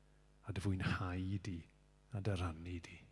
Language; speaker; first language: Welsh; native; Welsh